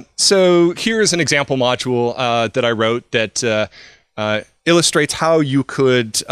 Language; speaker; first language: English; native; English